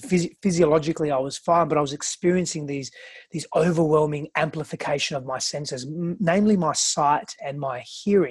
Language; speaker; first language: English; early bilingual, other home language; Greek